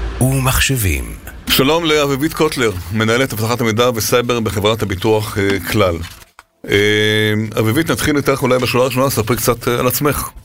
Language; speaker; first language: Hebrew; native; Hebrew